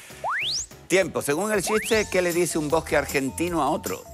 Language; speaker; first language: Spanish; native; Spanish